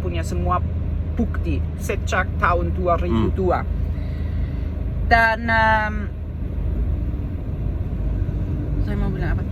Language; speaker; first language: Indonesian; non-native, fluent; German